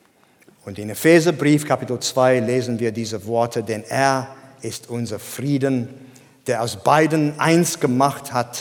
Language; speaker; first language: German; non-native, fluent; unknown